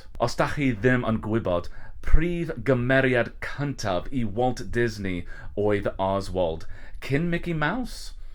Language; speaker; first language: Welsh; non-native, learner; English